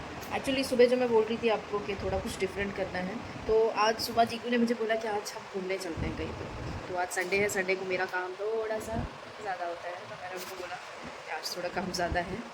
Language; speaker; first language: Hindi; native; Hindi